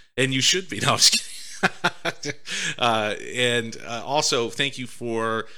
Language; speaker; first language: English; native; English